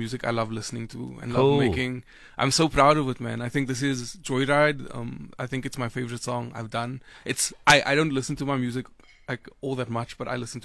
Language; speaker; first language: English; native; English